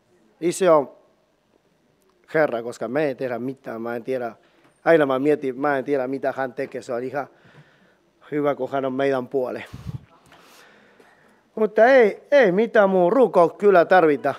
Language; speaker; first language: Finnish; non-native, learner; Spanish